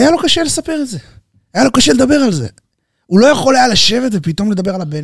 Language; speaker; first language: Hebrew; native; Hebrew